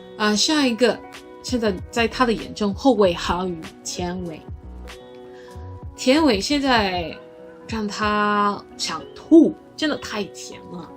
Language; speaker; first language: Chinese; non-native, learner; English